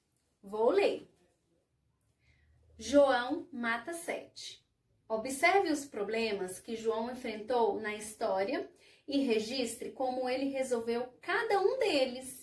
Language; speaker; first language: Portuguese; native; Portuguese